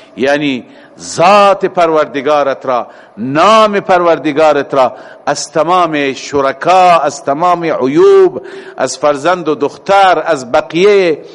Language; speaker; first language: Persian; native; Persian